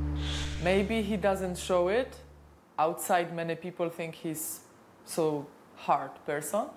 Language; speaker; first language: English; non-native, fluent; Polish